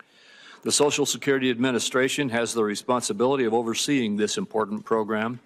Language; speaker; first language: English; native; English